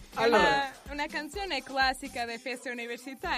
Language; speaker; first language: Italian; non-native, learner; Portuguese